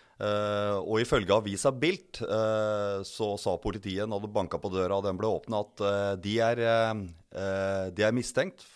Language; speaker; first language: Norwegian; native; Norwegian